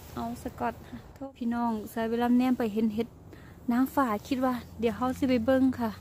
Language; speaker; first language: Thai; non-native, local second language; Northeastern Thai